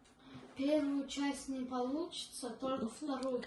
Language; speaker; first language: Russian; early bilingual, other home language; Tajik